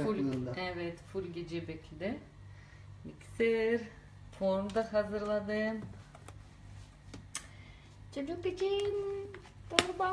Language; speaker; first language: Turkish; non-native, learner; Russian